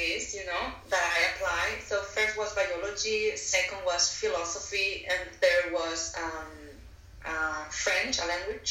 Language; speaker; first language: English; non-native, fluent; Spanish